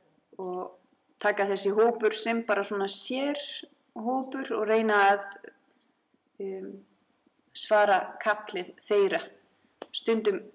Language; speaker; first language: Icelandic; non-native, fluent; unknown